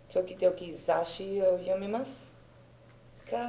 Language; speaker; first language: Japanese; non-native, learner; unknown